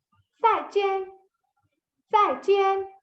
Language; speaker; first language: Chinese; non-native, fluent; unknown